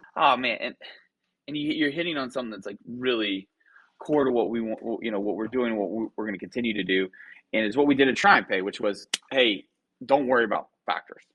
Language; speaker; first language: English; native; English